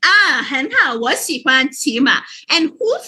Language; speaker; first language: Chinese; non-native, fluent; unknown